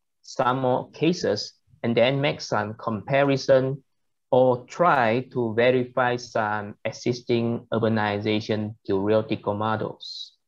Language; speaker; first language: English; non-native, learner; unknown